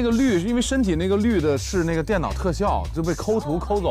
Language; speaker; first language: Chinese; native; Chinese